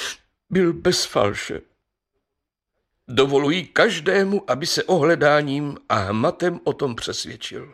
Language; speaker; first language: Czech; native; Czech